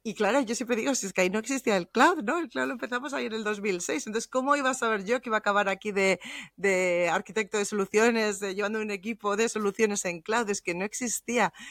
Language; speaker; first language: Spanish; native; Spanish